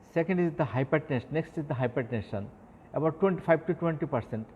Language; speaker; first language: English; non-native, local second language; Bangla